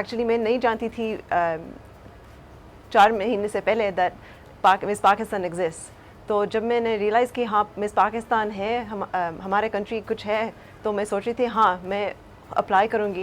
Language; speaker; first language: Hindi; early bilingual, heritage; Hindi